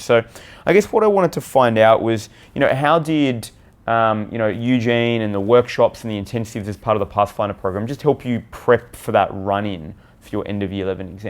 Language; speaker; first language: English; native; English